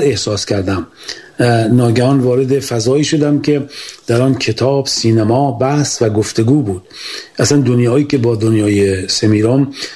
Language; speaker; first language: Persian; native; Persian